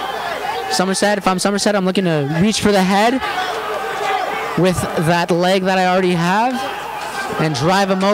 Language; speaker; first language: English; native; English